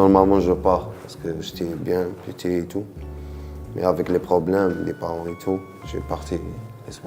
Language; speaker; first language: French; non-native, local second language; Arabic